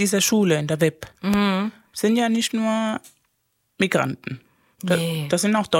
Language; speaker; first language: German; non-native, fluent; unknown